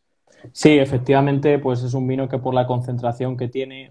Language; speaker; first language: Spanish; native; Spanish